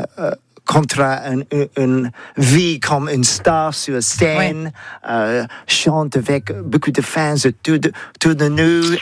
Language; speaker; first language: French; non-native, learner; English